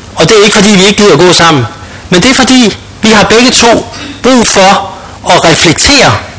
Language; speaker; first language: Danish; native; Danish